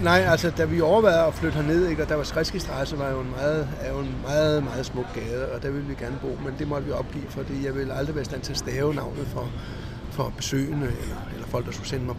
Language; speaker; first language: Danish; native; Danish